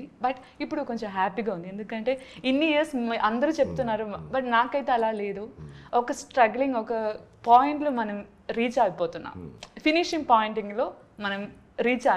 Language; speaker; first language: Telugu; non-native, learner; Malayalam